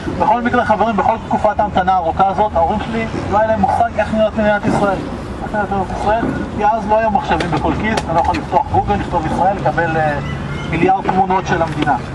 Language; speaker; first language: Hebrew; early bilingual, other home language; Russian